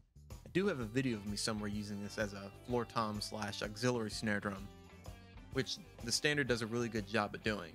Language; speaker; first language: English; native; English